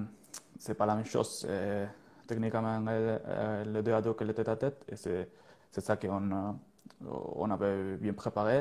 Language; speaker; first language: French; non-native, learner; Spanish